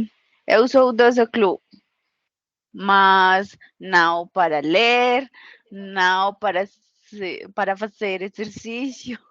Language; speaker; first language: Portuguese; non-native, learner; Spanish